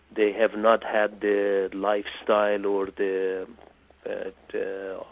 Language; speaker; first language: English; native; English